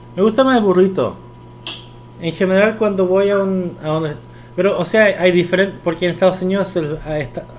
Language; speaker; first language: Spanish; early bilingual, other home language; Korean